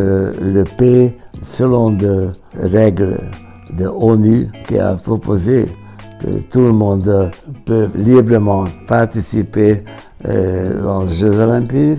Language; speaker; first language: French; non-native, fluent; Hungarian